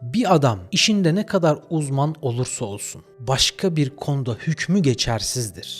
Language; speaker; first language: Turkish; native; Turkish